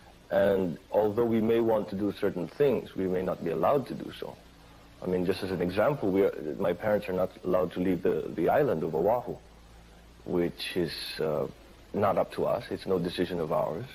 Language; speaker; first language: English; non-native, fluent; Filipino